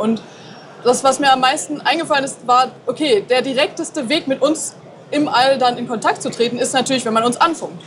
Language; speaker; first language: German; native; German